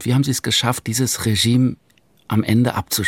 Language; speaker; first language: German; native; German